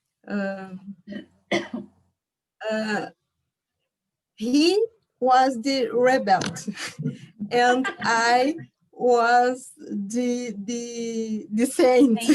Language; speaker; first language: English; non-native, learner; Portuguese